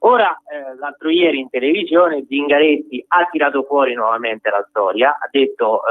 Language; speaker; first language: Italian; native; Italian